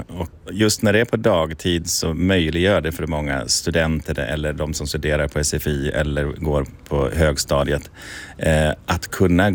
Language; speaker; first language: Swedish; native; Swedish